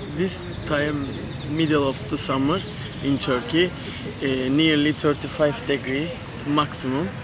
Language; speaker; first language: English; non-native, learner; Turkish